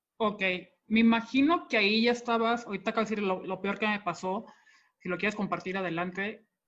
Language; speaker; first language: Spanish; native; Spanish